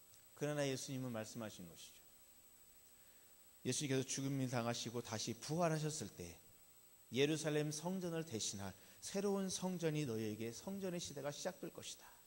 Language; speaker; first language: Korean; native; Korean